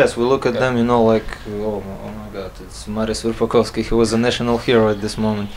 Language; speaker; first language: English; non-native, learner; Latvian